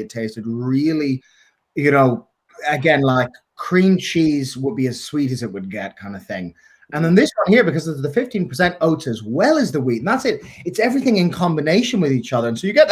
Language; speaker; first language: English; native; English